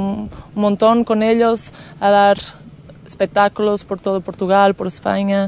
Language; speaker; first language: Spanish; non-native, fluent; Portuguese